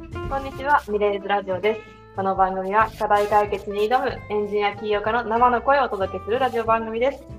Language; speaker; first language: Japanese; native; Japanese